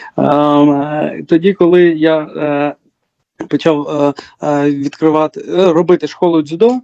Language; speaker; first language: Ukrainian; early bilingual, other home language; Georgian